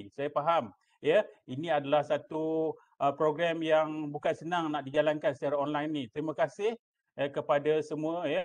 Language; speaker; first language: Malay; native; Malay